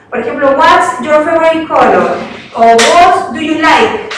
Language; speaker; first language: English; non-native, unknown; Spanish